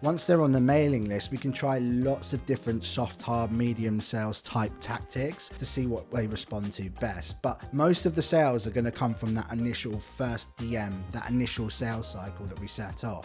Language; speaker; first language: English; native; English